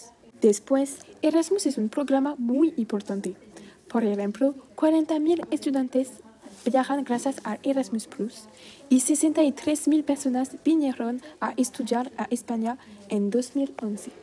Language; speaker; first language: Spanish; non-native, learner; French